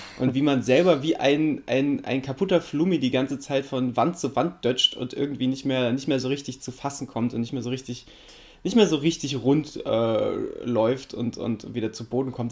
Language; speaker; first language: German; native; German